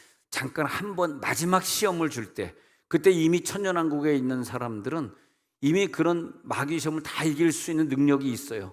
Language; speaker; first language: Korean; native; Korean